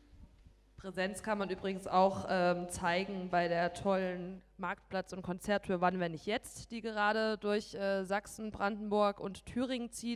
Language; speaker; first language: German; native; German